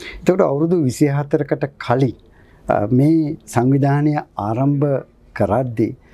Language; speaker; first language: Sinhala; native; Sinhala